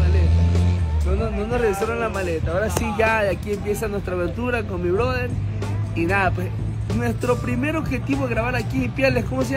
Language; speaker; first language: Spanish; native; Spanish